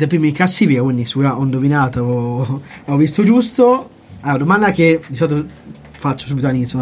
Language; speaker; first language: Italian; native; Italian